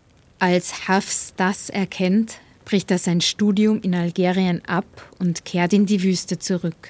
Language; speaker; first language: German; native; German